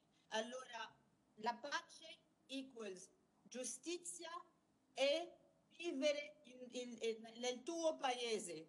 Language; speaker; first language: Italian; non-native, learner; Arabic